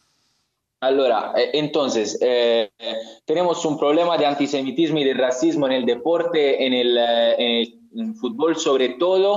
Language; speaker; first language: Spanish; non-native, learner; Italian